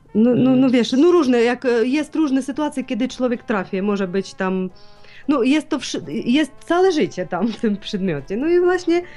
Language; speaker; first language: Polish; non-native, learner; Ukrainian